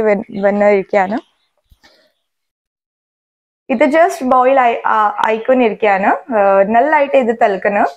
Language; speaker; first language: Malayalam; non-native, learner; Hindi